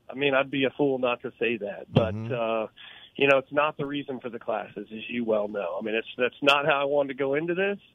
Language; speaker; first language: English; native; English